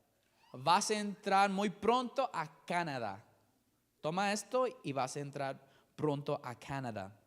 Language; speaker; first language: Spanish; non-native, learner; English